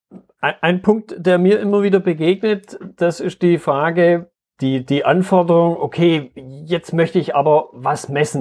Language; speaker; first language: German; native; German